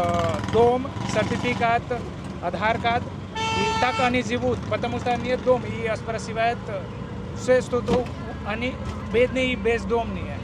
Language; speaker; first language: Russian; non-native, learner; Hindi